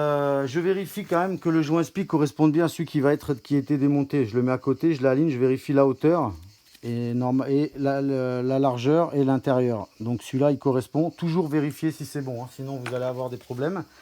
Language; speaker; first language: French; native; French